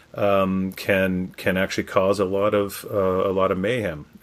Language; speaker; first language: English; native; English